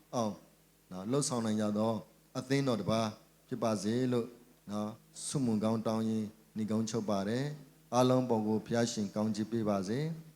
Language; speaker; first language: Burmese; non-native, local second language; S'gaw Karen